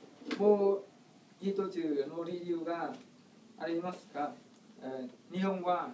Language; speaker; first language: Japanese; non-native, learner; Vietnamese